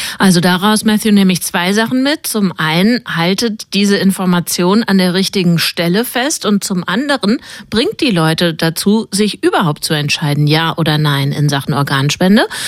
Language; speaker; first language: German; native; German